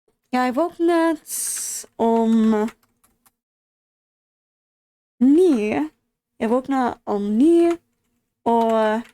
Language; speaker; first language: Norwegian; non-native, learner; English